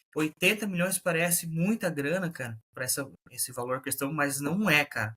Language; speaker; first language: Portuguese; native; Portuguese